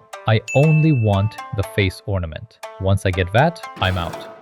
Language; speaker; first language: English; native; English